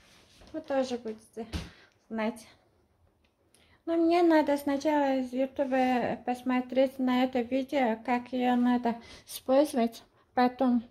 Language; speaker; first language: Russian; non-native, fluent; Azerbaijani